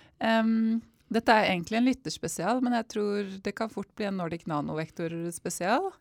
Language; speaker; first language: Norwegian; native; Norwegian